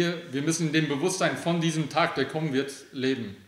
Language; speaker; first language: German; early bilingual, other home language; Aramaic